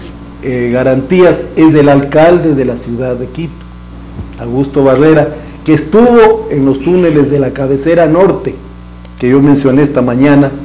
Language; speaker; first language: Spanish; native; Spanish